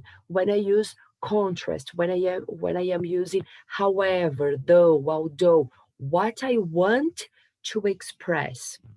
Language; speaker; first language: English; non-native, fluent; Portuguese